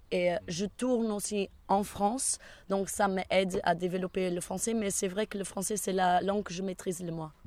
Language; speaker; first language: French; non-native, fluent; Portuguese